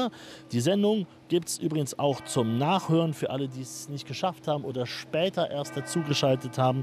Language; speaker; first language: German; native; German